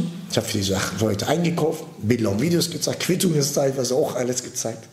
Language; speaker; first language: German; early bilingual, other home language; Turkish